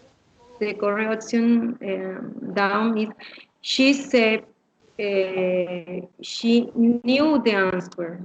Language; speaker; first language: English; non-native, learner; Spanish